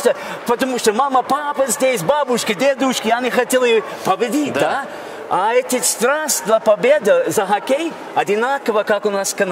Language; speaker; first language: Russian; non-native, fluent; English